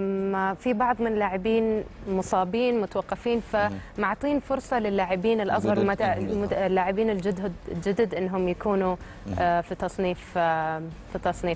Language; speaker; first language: Arabic; native; Arabic